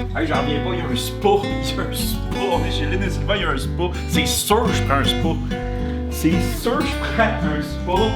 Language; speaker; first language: French; native; French